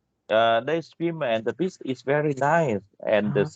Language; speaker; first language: English; non-native, learner; Vietnamese